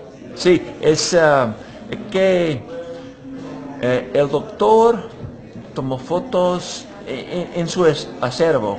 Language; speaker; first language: Spanish; non-native, fluent; English